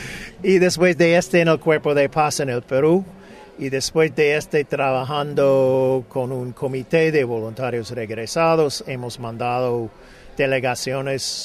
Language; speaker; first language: Spanish; non-native, fluent; English